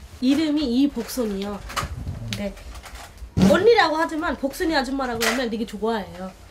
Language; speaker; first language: Korean; non-native, fluent; Bangla